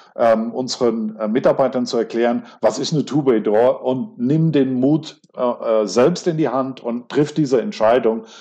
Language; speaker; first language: German; native; German